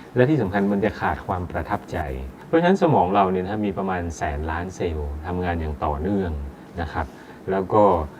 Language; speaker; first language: Thai; native; Thai